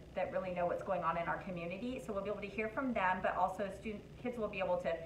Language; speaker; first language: English; native; English